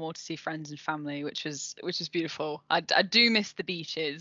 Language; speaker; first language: English; native; English